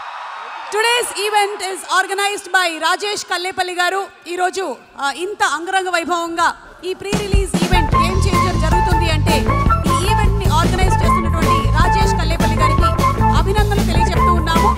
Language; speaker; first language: Telugu; native; Telugu